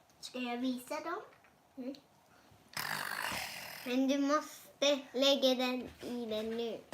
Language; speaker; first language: Swedish; early bilingual, other home language; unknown